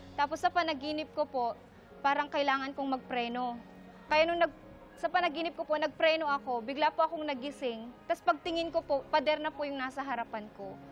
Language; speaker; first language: Filipino; non-native, local second language; Iloko